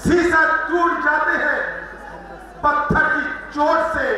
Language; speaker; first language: Hindi; non-native, local second language; Bangla